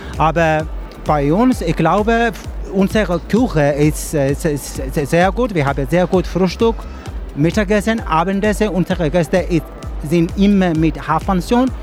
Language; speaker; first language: German; non-native, learner; Greek